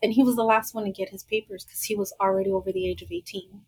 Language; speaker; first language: English; early bilingual, other home language; Spanish